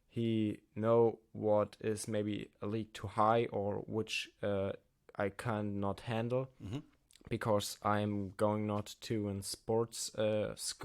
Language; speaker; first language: English; non-native, learner; German